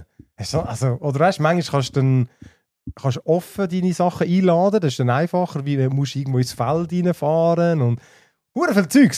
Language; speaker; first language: German; native; German